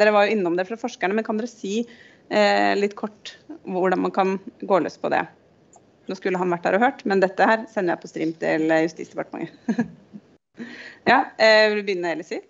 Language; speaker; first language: Norwegian; native; Norwegian